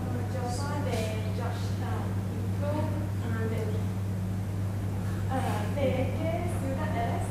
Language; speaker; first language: Spanish; non-native, learner; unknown